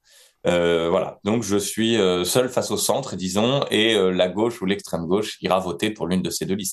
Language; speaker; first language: French; native; French